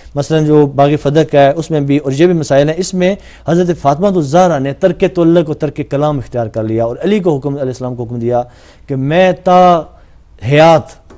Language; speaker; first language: Urdu; non-native, local second language; Punjabi